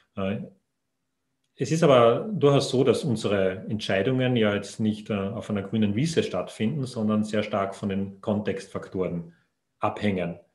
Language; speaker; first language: German; native; German